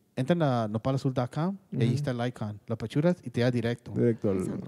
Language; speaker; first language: Spanish; early bilingual, heritage; Spanish